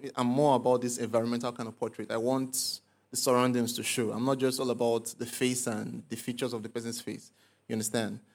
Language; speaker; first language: English; non-native, local second language; Igbo